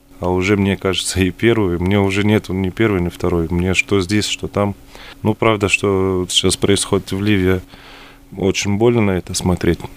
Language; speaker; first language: Russian; early bilingual, other home language; Arabic